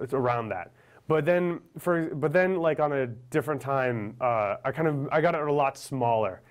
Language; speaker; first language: English; native; English